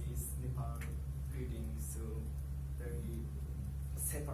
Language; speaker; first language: English; non-native, learner; Japanese